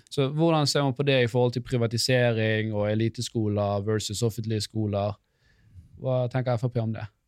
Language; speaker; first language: Norwegian; native; Norwegian